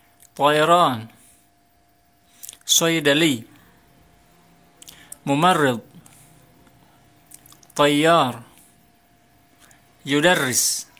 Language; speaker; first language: Arabic; non-native, fluent; Indonesian